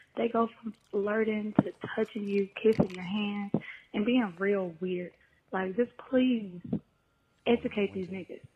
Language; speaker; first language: English; native; English